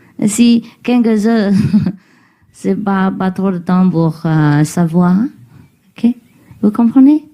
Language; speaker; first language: French; non-native, learner; Chinese